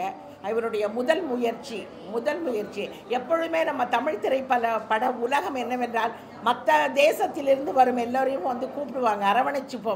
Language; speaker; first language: Tamil; native; Tamil